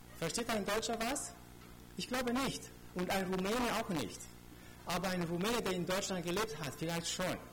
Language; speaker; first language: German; non-native, fluent; Romanian